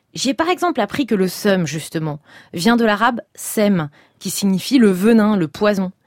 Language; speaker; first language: French; native; French